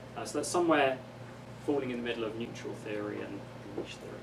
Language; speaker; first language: English; native; English